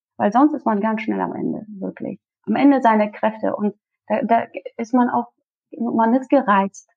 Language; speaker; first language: German; early bilingual, other home language; Russian